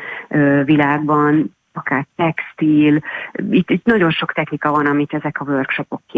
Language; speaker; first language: Hungarian; native; Hungarian